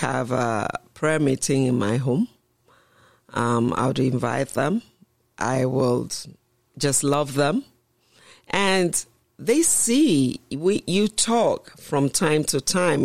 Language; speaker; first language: English; non-native, local second language; Yoruba